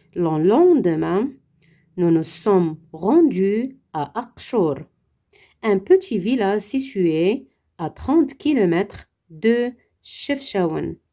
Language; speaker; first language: French; non-native, local second language; Arabic